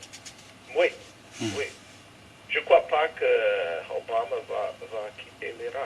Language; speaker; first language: French; non-native, fluent; English